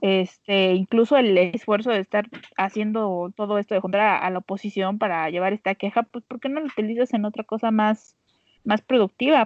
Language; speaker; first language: Spanish; native; Spanish